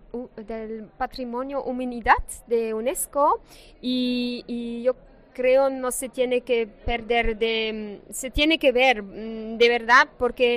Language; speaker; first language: Spanish; non-native, fluent; German